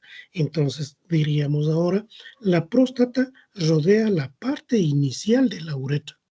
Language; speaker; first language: Spanish; native; Spanish